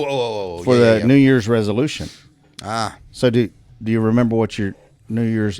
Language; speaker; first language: English; native; English